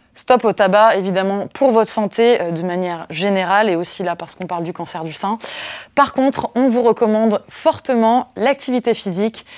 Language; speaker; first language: French; native; French